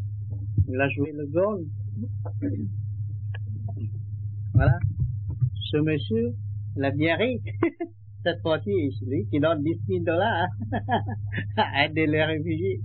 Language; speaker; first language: French; non-native, learner; Vietnamese